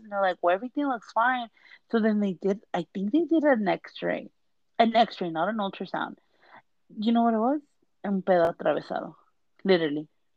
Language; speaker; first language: English; early bilingual, other home language; Spanish